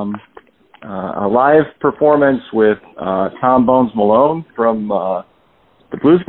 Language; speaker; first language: English; native; English